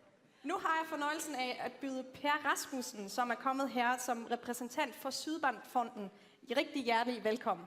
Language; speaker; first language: Danish; native; Danish